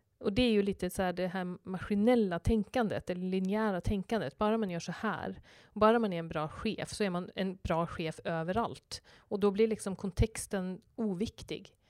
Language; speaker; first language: Swedish; native; Swedish